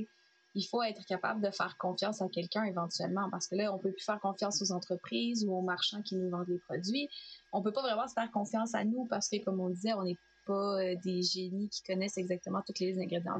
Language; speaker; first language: French; native; French